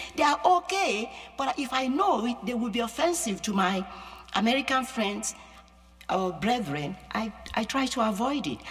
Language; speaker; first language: English; non-native, local second language; Yoruba